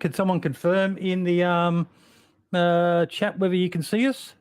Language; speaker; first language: English; native; English